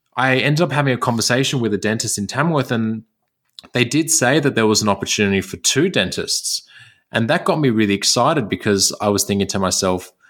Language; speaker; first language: English; native; English